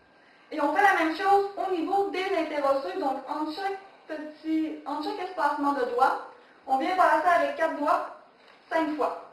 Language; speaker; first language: French; native; French